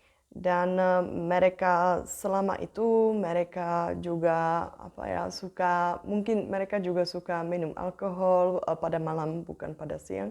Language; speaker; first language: Indonesian; non-native, fluent; Czech